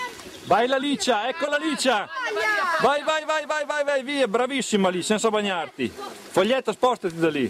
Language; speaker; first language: Italian; native; Italian